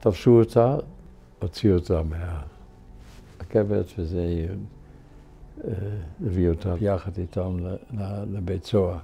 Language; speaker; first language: Hebrew; non-native, fluent; Dutch